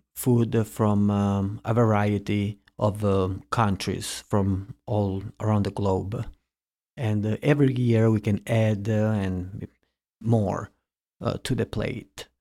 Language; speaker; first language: English; early bilingual, heritage; Italian